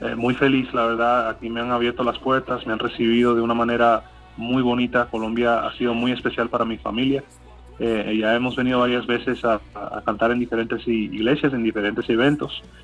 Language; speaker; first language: Spanish; early bilingual, heritage; English